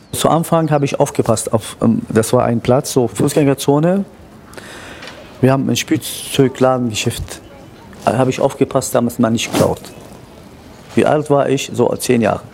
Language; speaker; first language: German; non-native, fluent; Kurdish